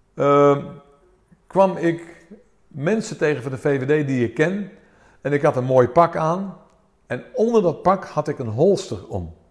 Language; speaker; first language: Dutch; early bilingual, other home language; Armenian